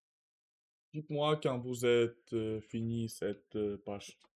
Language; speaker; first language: French; non-native, learner; Russian